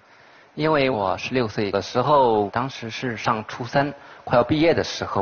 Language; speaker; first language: Chinese; native; Chinese